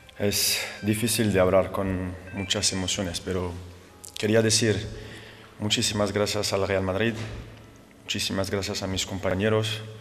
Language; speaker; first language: Spanish; non-native, fluent; French